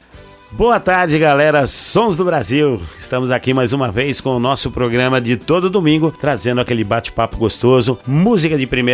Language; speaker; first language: Portuguese; native; Portuguese